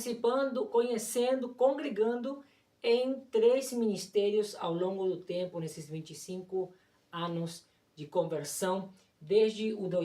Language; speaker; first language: Portuguese; non-native, fluent; Spanish